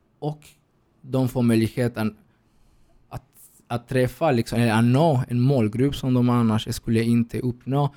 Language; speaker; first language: Swedish; non-native, fluent; Spanish